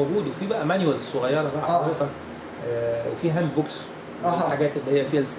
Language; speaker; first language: Arabic; native; Arabic